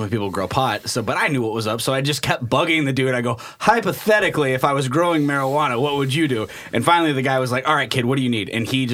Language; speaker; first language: English; native; English